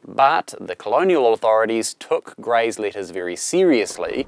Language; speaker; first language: English; native; English